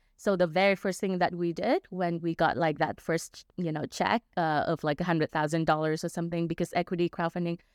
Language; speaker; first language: English; non-native, fluent; Vietnamese